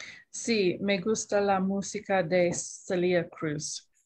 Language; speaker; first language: Spanish; non-native, learner; English